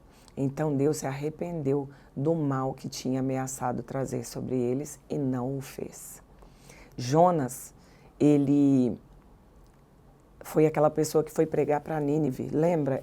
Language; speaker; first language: Portuguese; native; Portuguese